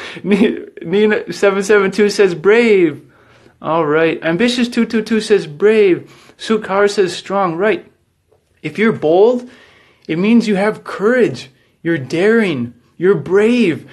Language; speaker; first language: English; native; English